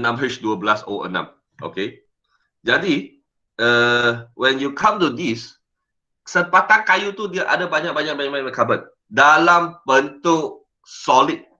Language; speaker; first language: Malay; non-native, local second language; Chinese